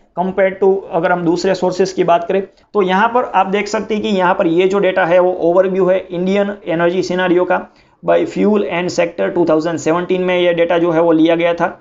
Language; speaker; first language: Hindi; non-native, local second language; Gujarati